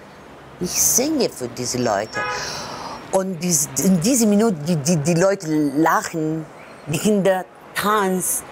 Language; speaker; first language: German; non-native, learner; Persian